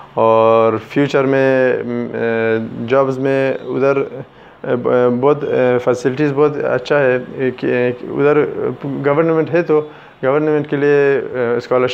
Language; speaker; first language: Hindi; non-native, fluent; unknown